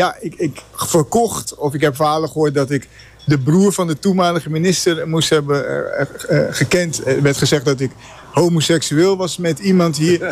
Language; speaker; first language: Dutch; native; Dutch